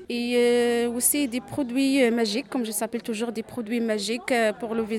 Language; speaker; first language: French; non-native, learner; Arabic